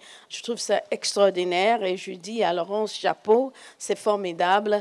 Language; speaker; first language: French; non-native, fluent; English